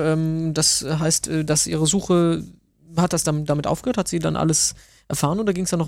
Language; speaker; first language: German; native; German